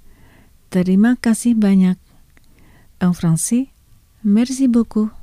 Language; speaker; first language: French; non-native, fluent; Indonesian